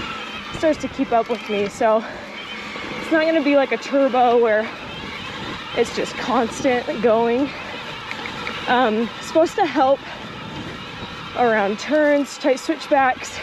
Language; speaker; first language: English; native; English